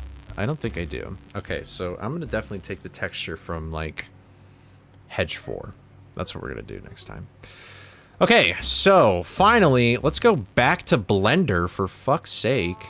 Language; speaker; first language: English; native; English